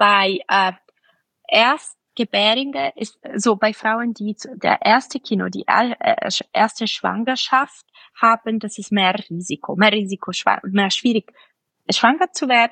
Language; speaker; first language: German; non-native, fluent; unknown